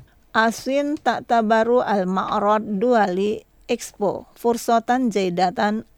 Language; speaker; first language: Arabic; non-native, fluent; Indonesian